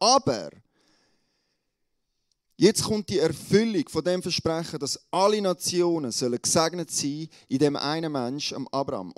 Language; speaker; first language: German; native; German